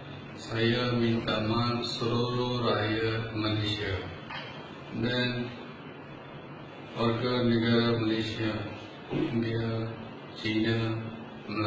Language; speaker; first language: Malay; non-native, learner; Bangla